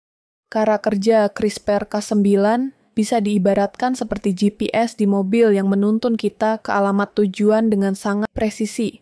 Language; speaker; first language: Indonesian; native; Indonesian